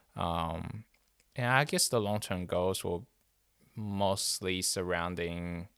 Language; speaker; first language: English; non-native, fluent; Chinese